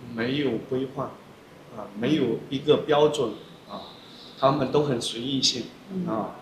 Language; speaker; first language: Chinese; native; Chinese